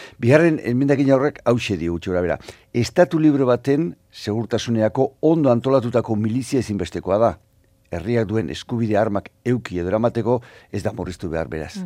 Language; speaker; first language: Basque; native; Basque